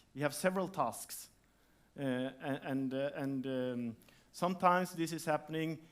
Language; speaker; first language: English; non-native, fluent; Norwegian